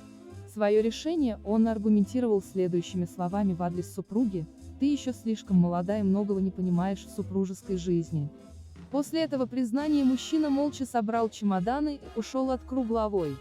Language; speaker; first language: Russian; native; Russian